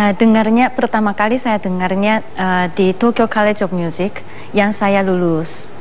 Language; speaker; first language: Indonesian; non-native, fluent; Japanese